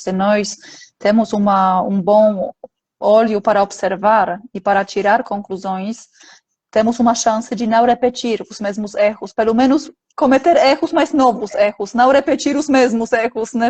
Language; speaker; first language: Portuguese; non-native, fluent; Polish